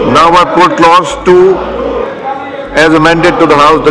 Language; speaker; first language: English; non-native, local second language; Urdu